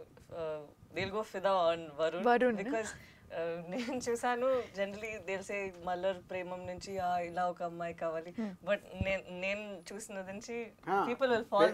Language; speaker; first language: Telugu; non-native, learner; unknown